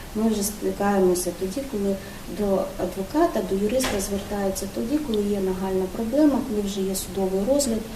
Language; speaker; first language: Ukrainian; native; Ukrainian